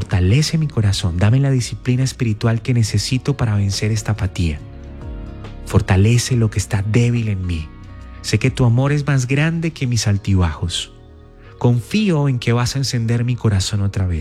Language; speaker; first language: Spanish; native; Spanish